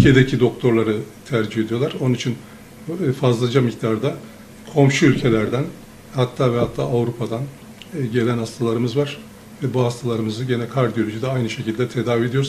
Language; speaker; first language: Turkish; native; Turkish